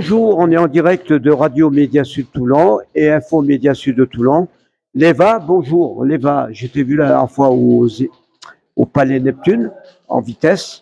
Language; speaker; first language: French; native; French